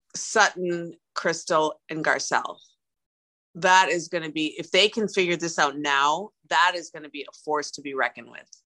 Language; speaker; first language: English; native; English